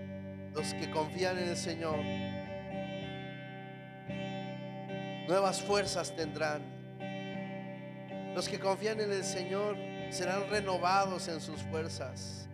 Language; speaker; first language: Spanish; native; Spanish